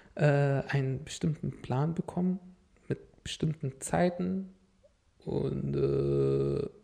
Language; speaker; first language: German; non-native, fluent; Arabic